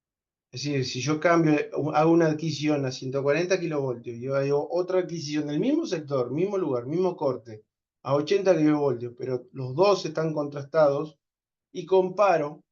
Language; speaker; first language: Spanish; native; Spanish